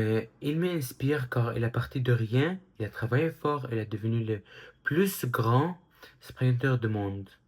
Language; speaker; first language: French; early bilingual, other home language; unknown